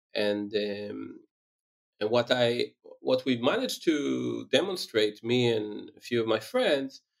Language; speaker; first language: English; non-native, fluent; Hebrew